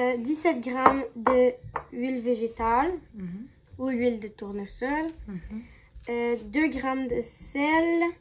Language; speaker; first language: French; non-native, local second language; Arabic